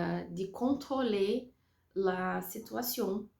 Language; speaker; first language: French; non-native, learner; Portuguese